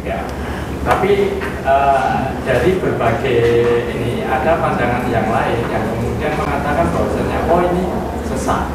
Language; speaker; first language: Indonesian; native; Indonesian